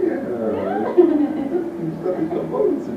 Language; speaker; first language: German; non-native, learner; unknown